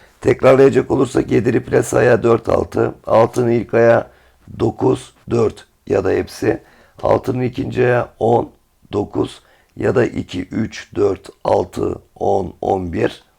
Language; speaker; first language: Turkish; native; Turkish